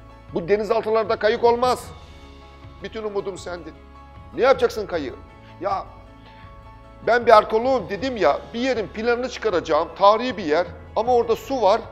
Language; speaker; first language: Turkish; native; Turkish